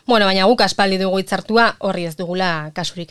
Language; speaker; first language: Basque; native; Basque